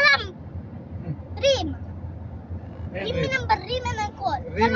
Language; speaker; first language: Arabic; non-native, learner; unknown